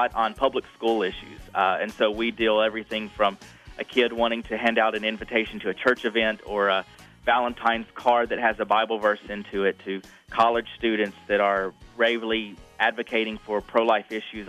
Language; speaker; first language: English; native; English